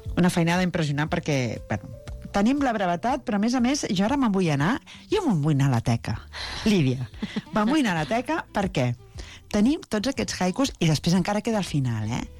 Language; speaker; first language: Catalan; native; Catalan